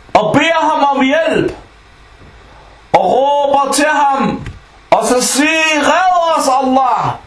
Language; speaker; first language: Danish; non-native, fluent; Arabic